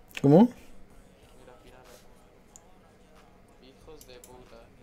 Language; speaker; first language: Spanish; native; Spanish